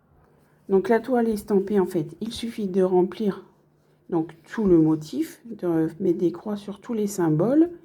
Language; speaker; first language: French; native; French